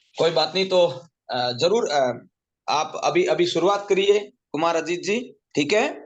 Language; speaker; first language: Hindi; native; Hindi